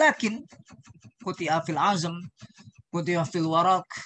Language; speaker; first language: Arabic; non-native, learner; Indonesian